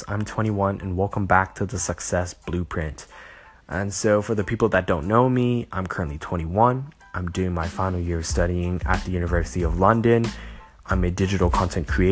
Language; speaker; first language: English; non-native, local second language; Cantonese